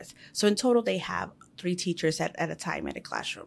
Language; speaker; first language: English; native; English